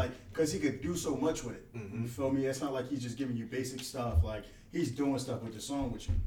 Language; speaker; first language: English; native; English